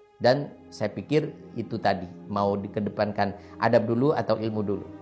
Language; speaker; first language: Indonesian; non-native, local second language; Madurese